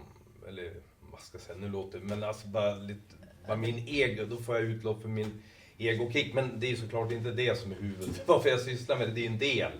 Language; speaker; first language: Swedish; native; Swedish